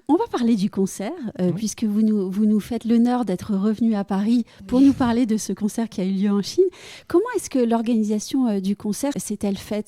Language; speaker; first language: French; native; French